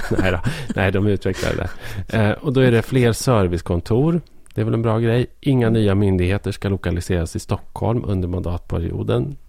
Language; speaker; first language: Swedish; native; Swedish